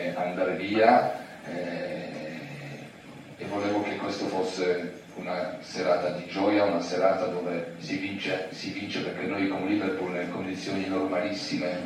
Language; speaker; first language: Italian; non-native, fluent; Polish